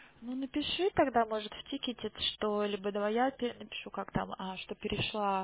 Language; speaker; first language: Russian; native; Russian